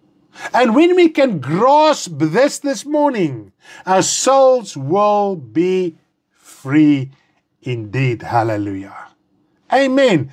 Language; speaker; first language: English; non-native, local second language; Afrikaans